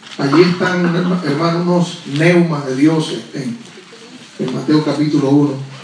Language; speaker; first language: Spanish; native; Spanish